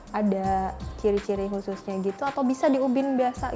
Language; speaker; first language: Indonesian; native; Indonesian